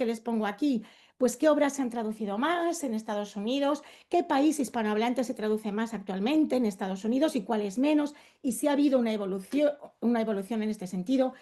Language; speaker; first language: Spanish; native; Spanish